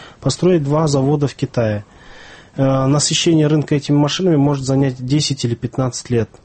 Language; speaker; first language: Russian; non-native, local second language; Kyrgyz